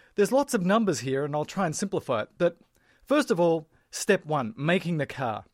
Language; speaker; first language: English; native; English